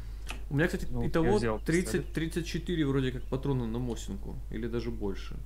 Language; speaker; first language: Russian; native; Russian